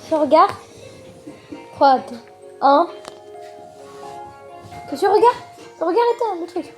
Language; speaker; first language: French; native; French